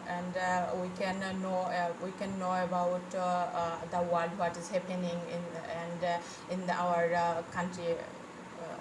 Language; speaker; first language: English; non-native, fluent; Bangla